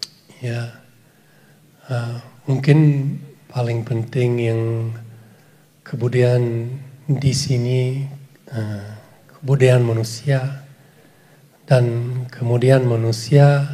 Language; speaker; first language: Indonesian; non-native, fluent; English